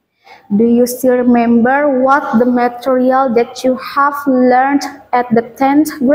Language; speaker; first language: English; non-native, learner; Indonesian